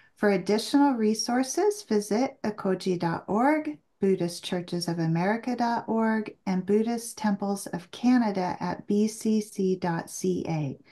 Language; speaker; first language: English; native; English